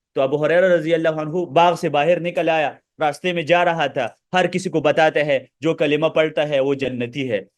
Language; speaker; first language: Urdu; non-native, local second language; Pashto